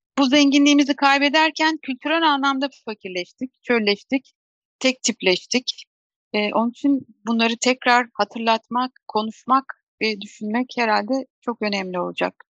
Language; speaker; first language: Turkish; native; Turkish